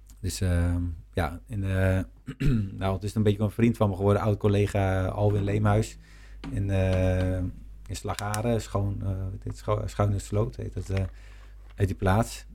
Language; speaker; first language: Dutch; native; Dutch